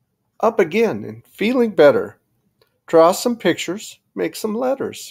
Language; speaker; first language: English; native; English